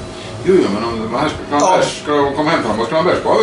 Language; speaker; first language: Swedish; native; Swedish